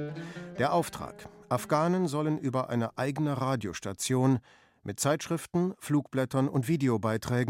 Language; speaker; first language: German; native; German